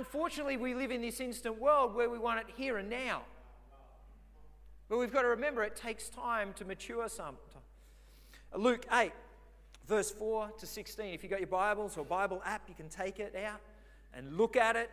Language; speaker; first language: English; native; English